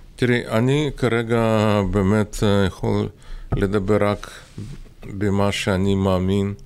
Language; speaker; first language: Hebrew; non-native, fluent; Russian